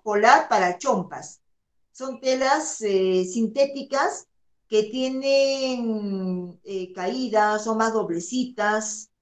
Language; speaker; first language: Spanish; native; Spanish